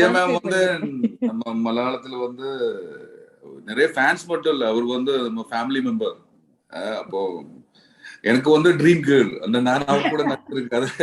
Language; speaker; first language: Tamil; non-native, learner; Malayalam